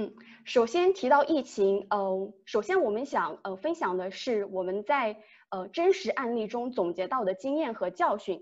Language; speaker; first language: Chinese; native; Chinese